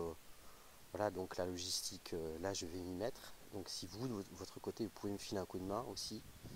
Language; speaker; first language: French; native; French